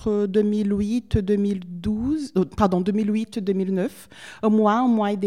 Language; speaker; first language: French; non-native, fluent; Portuguese